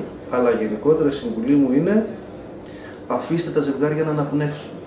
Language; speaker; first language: Greek; native; Greek